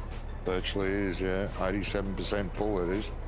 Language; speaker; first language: English; native; English